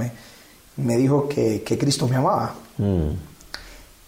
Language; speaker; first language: Spanish; native; Spanish